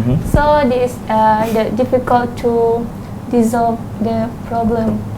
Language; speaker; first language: English; non-native, learner; Thai